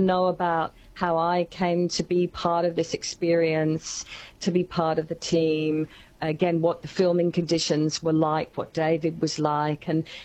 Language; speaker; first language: English; native; English